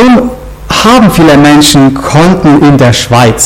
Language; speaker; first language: German; non-native, fluent; Romanian